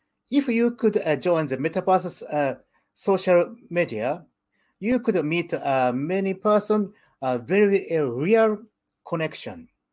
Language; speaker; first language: English; non-native, learner; Japanese